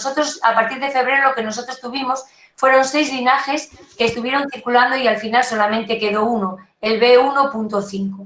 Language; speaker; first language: Spanish; native; Spanish